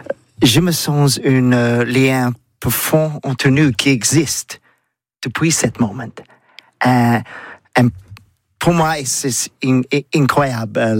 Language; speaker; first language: French; non-native, learner; English